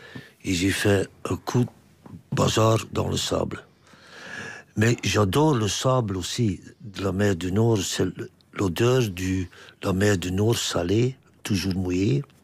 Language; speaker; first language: French; non-native, local second language; Dutch